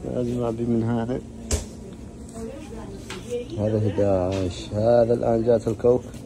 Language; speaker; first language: Arabic; non-native, learner; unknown